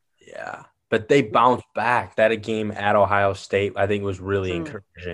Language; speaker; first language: English; native; English